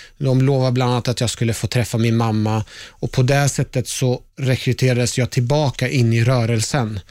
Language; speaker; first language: Swedish; early bilingual, other home language; Persian